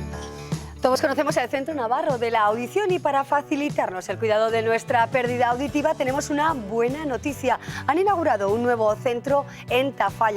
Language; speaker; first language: Spanish; native; Spanish